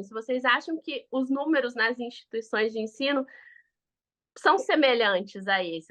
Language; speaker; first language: Portuguese; native; Portuguese